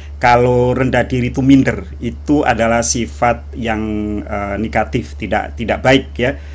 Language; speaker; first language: Indonesian; native; Indonesian